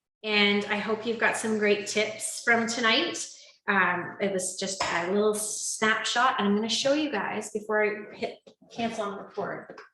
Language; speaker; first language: English; native; English